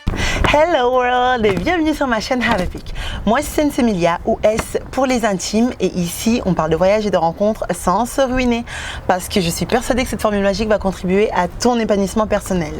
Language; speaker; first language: French; native; French